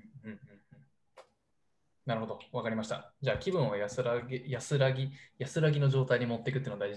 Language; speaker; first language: Japanese; native; Japanese